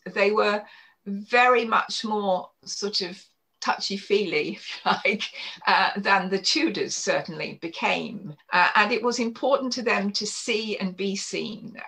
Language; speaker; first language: English; native; English